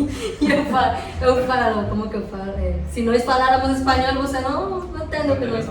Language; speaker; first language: Portuguese; non-native, learner; Spanish